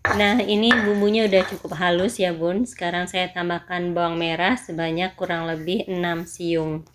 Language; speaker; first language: Indonesian; non-native, local second language; Minangkabau